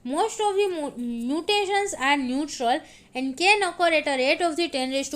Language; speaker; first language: English; non-native, local second language; Gujarati